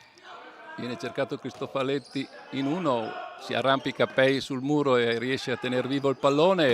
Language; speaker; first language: Italian; native; Italian